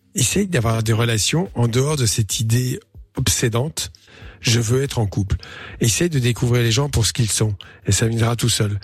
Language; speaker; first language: French; native; French